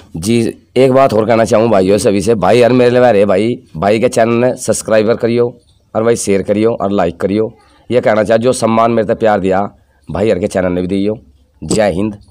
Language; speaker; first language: Hindi; native; Hindi